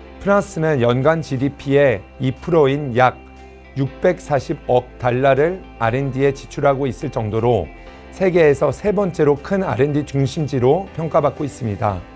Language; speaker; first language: Korean; early bilingual, heritage; Korean